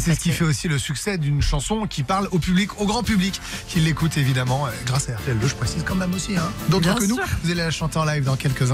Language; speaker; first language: French; native; French